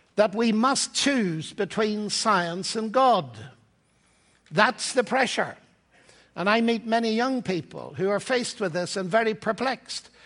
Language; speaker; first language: English; native; English